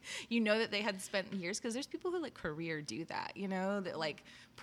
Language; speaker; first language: English; native; English